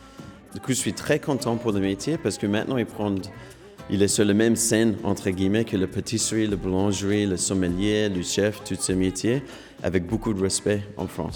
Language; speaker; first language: French; non-native, fluent; English